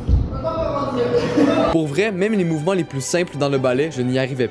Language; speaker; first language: French; native; French